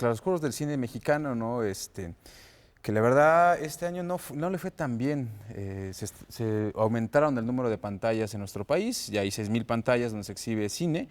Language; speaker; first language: Spanish; native; Spanish